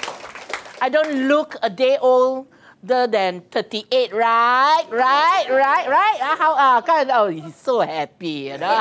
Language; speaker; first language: English; non-native, local second language; Min Nan Chinese